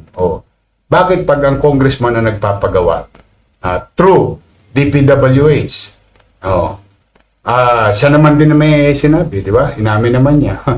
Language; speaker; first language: Filipino; native; Filipino